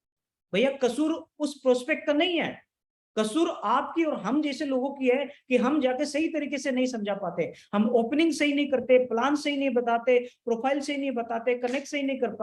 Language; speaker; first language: Hindi; native; Hindi